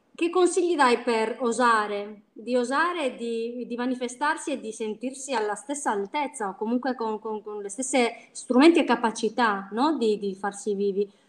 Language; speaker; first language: Italian; non-native, fluent; Spanish